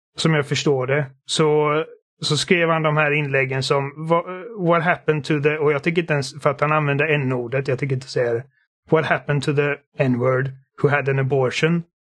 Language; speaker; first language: Swedish; native; Swedish